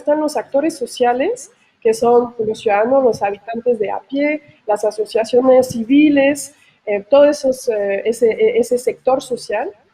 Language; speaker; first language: Spanish; non-native, fluent; French